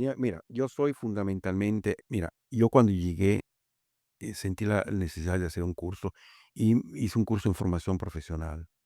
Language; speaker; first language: Spanish; early bilingual, other home language; Italian